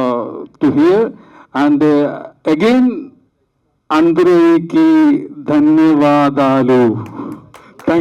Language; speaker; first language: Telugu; non-native, learner; Malayalam